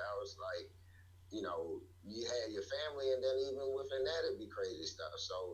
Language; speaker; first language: English; native; English